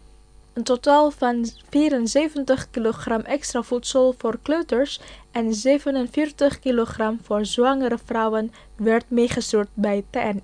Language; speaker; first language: Dutch; non-native, fluent; Indonesian